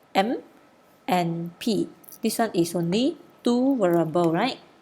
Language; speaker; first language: English; non-native, local second language; Malay